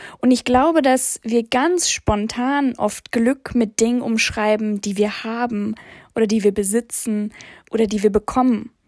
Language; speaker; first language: German; early bilingual, other home language; English